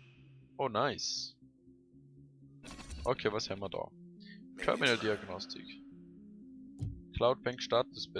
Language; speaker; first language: German; native; German